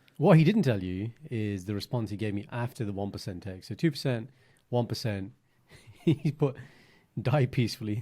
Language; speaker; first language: English; early bilingual, other home language; Punjabi